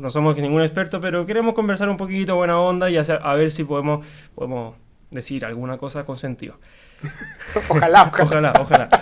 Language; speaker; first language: Spanish; native; Spanish